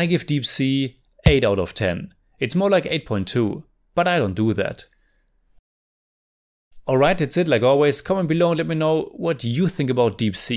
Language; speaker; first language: English; non-native, fluent; German